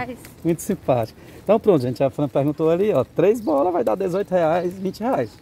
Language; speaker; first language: Portuguese; native; Portuguese